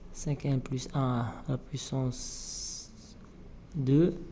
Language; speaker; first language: French; non-native, local second language; Arabic